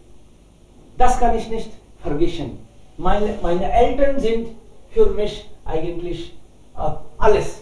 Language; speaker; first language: German; non-native, learner; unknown